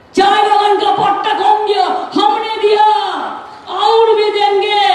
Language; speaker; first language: Hindi; non-native, local second language; Bangla